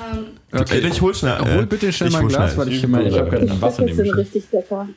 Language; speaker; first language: German; native; German